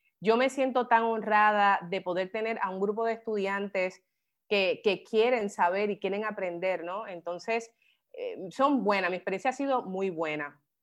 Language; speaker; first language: Spanish; native; Spanish